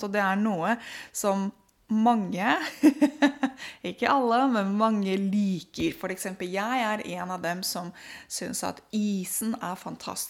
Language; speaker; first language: Norwegian; non-native, fluent; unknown